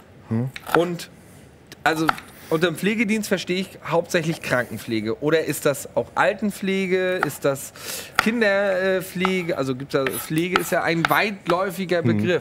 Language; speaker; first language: German; native; German